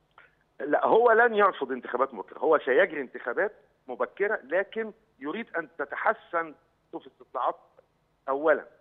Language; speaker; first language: Arabic; native; Arabic